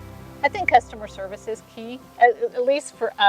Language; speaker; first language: English; native; English